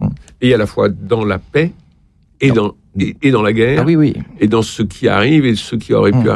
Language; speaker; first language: French; native; French